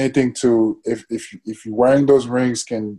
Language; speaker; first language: English; non-native, fluent; Wolof